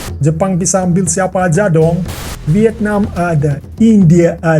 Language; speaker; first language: Indonesian; non-native, fluent; Russian